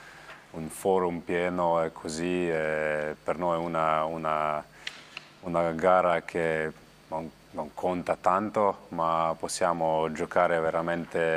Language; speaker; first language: Italian; non-native, learner; Slovenian